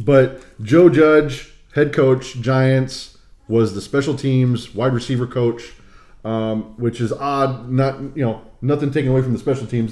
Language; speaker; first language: English; native; English